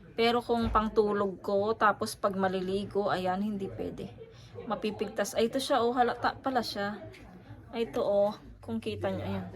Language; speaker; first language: Filipino; native; Filipino